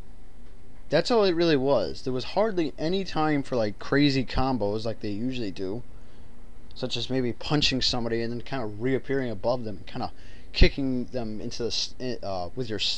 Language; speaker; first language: English; native; English